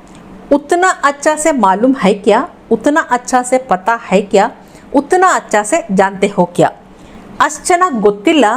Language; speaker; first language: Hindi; non-native, local second language; Kannada